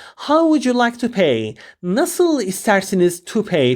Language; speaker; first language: English; non-native, fluent; Turkish